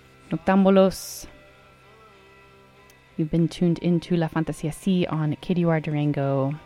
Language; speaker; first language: English; native; English